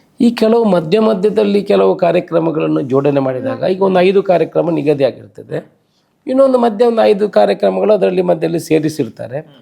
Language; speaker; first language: Kannada; non-native, local second language; Tulu